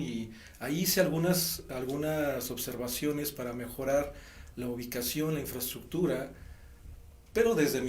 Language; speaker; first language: Spanish; native; Spanish